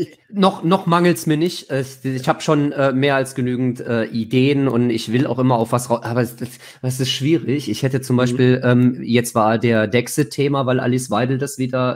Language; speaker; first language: German; native; German